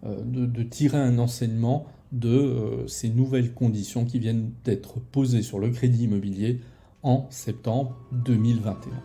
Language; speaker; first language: French; native; French